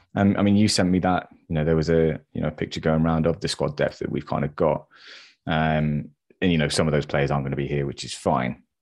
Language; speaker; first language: English; native; English